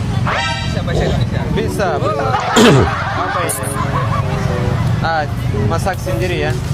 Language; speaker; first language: Indonesian; non-native, learner; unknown